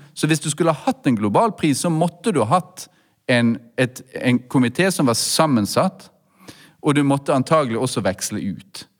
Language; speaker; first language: Norwegian; native; Norwegian